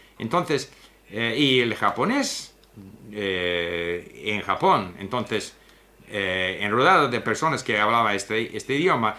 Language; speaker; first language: Spanish; non-native, fluent; English